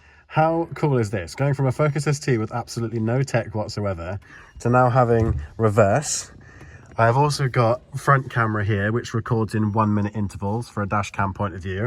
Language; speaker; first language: English; native; English